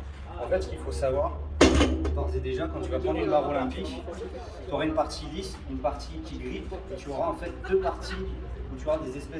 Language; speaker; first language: French; native; French